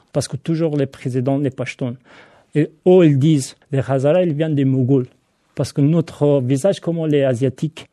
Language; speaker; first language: French; non-native, learner; Hazaragi